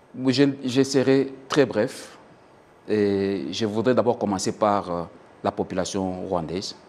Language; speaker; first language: French; non-native, local second language; Swahili